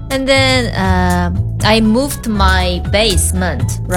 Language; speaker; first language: English; non-native, learner; Korean